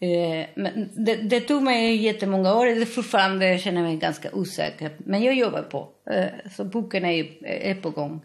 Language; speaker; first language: Swedish; non-native, fluent; Spanish